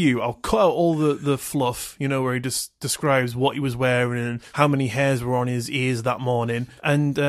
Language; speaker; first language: English; native; English